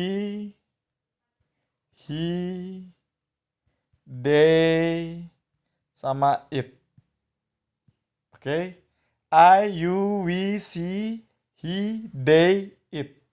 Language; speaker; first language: English; non-native, fluent; Indonesian